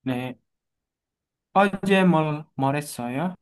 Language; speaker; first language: Korean; non-native, learner; Indonesian